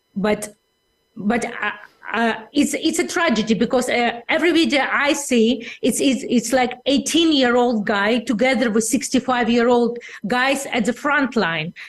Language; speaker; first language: English; non-native, fluent; Russian